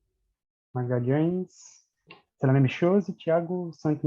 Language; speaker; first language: French; non-native, fluent; Portuguese